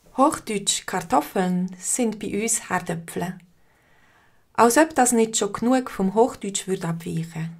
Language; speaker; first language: German; native; German